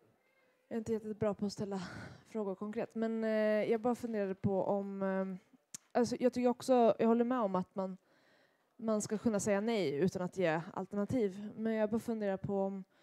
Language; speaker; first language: Swedish; native; Swedish